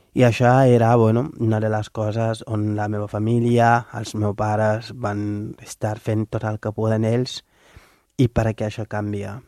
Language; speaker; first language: Catalan; non-native, fluent; Wolof